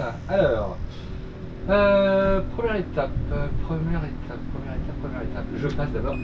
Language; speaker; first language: French; native; French